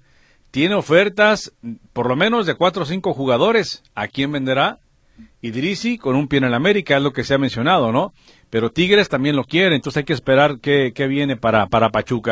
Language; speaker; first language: Spanish; native; Spanish